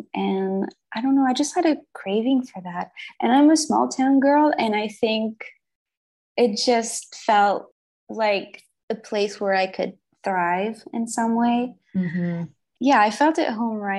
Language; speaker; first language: English; non-native, fluent; French